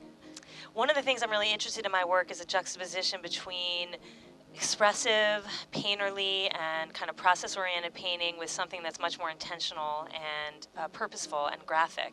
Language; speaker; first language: English; native; English